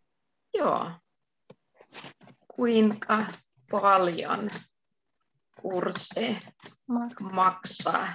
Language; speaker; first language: Finnish; non-native, fluent; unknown